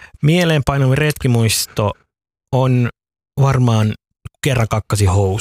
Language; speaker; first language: Finnish; early bilingual, other home language; Somali